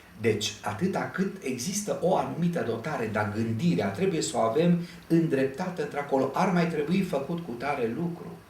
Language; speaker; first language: Romanian; native; Romanian